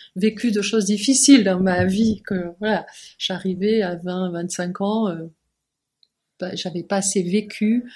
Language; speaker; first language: French; native; French